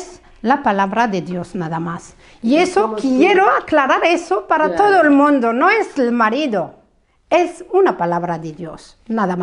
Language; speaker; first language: Spanish; non-native, fluent; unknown